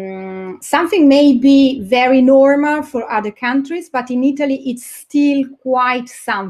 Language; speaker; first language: English; non-native, fluent; Italian